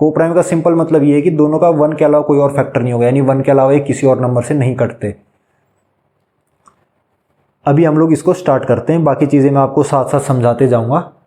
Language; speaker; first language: Hindi; native; Hindi